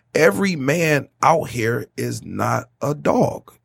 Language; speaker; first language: English; native; English